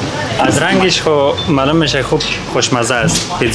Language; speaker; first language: Persian; native; Persian